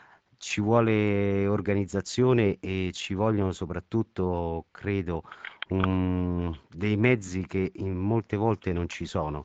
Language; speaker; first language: Italian; native; Italian